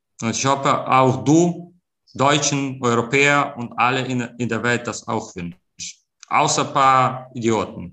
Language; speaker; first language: German; non-native, fluent; Ukrainian